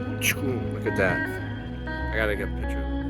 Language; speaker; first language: English; native; English